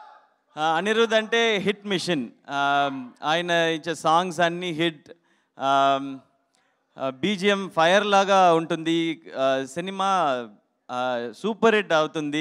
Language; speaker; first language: Telugu; non-native, learner; Tamil